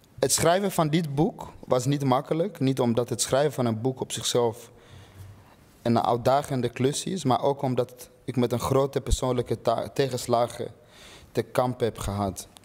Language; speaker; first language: Dutch; early bilingual, other home language; Swahili